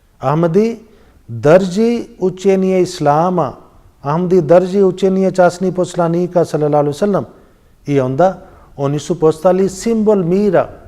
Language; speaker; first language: Bosnian; non-native, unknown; Urdu